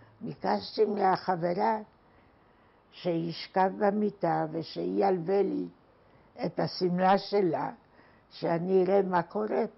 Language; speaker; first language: Hebrew; non-native, fluent; Polish